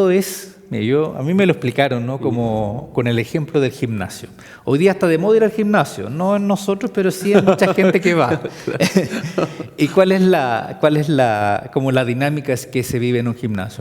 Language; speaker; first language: Spanish; native; Spanish